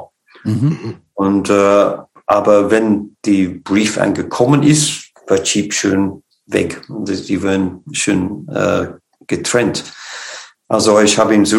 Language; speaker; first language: German; non-native, fluent; English